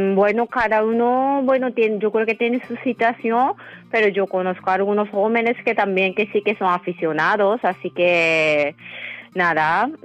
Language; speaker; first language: Spanish; non-native, fluent; Japanese